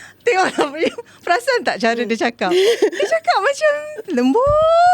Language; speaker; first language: Malay; native; Malay